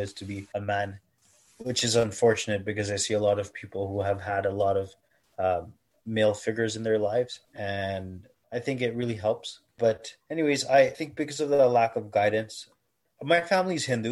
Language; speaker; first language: English; native; English